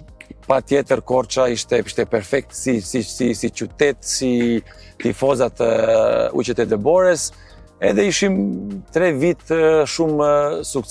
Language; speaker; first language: Albanian; non-native, learner; Serbian